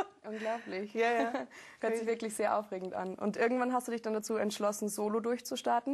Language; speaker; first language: German; native; German